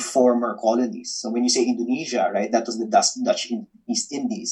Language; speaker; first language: English; non-native, local second language; Filipino